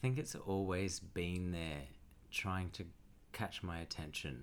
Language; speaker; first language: English; native; English